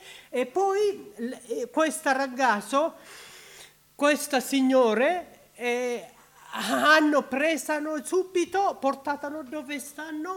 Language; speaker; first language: Italian; non-native, learner; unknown